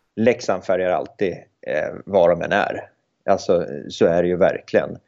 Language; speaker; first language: Swedish; native; Swedish